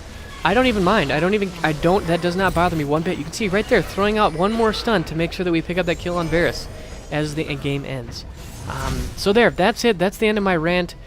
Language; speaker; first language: English; native; English